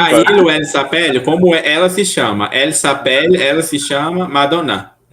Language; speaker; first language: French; non-native, fluent; Portuguese